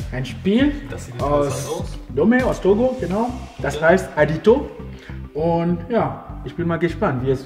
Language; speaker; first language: German; non-native, fluent; Ewe